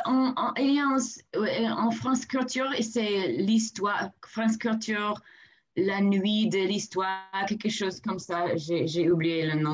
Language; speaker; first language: French; non-native, learner; English